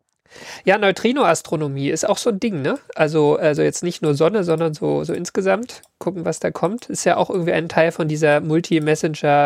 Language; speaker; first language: German; native; German